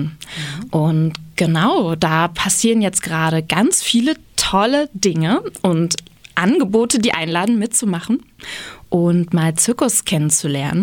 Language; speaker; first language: German; native; German